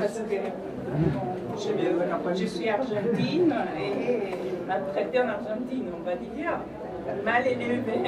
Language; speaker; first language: French; non-native, fluent; Spanish